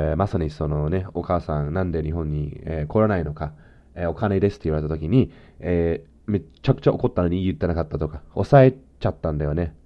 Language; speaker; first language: Japanese; non-native, fluent; English